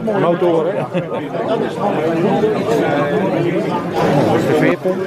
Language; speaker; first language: Dutch; native; Dutch